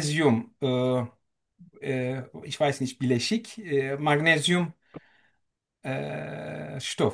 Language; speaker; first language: German; non-native, fluent; Turkish